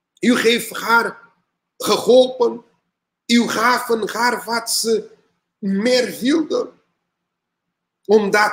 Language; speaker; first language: Dutch; non-native, learner; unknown